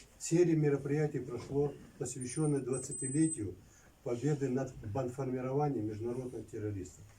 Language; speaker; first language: Russian; non-native, local second language; Lezghian